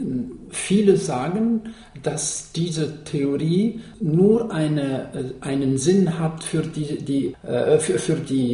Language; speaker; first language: German; non-native, fluent; Arabic